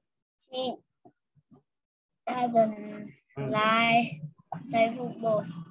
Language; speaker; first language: English; non-native, learner; Vietnamese